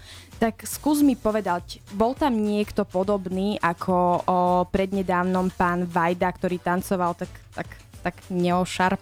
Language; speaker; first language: Slovak; native; Slovak